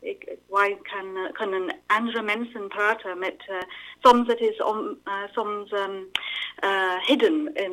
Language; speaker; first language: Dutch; non-native, learner; English